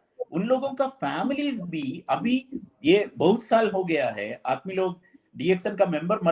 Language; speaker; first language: Hindi; non-native, fluent; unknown